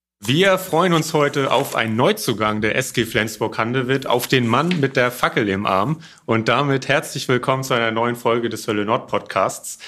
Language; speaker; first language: German; native; German